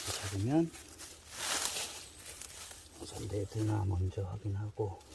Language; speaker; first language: Korean; native; Korean